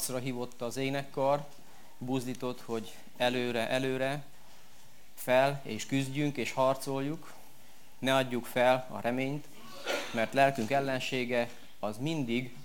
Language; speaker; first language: Hungarian; native; Hungarian